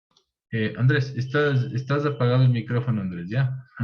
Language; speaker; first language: Spanish; native; Spanish